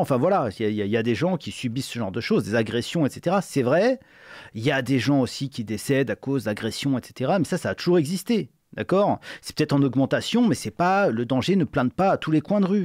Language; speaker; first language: French; native; French